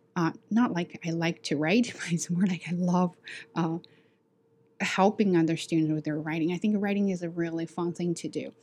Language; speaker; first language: English; non-native, fluent; Chinese